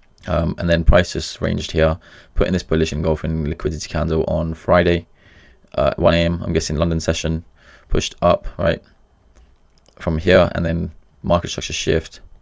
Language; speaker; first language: English; native; English